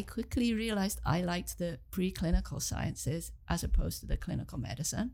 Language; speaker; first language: English; native; English